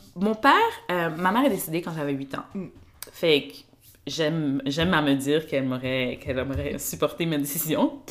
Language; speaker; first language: French; early bilingual, other home language; Kinyarwanda